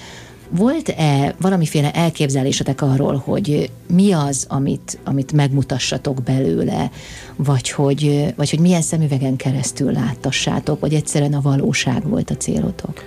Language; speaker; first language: Hungarian; native; Hungarian